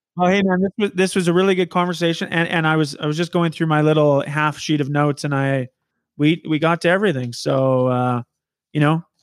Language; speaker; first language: English; native; English